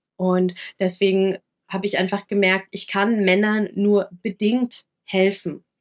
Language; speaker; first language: German; early bilingual, other home language; Vietnamese